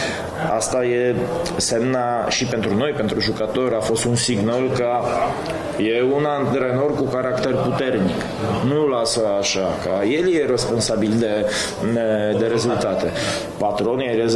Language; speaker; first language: Romanian; non-native, fluent; Polish